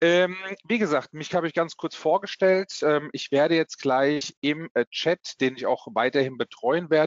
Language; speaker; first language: German; native; German